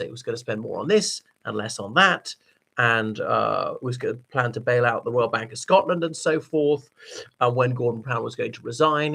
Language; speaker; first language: English; native; English